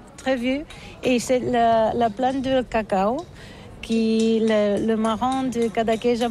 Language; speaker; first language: French; non-native, learner; Catalan